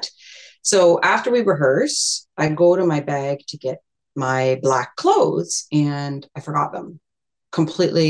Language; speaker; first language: English; native; English